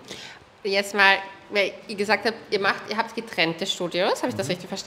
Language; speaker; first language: German; native; German